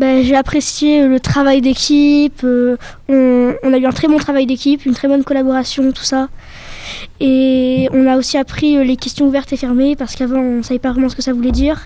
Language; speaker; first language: French; native; French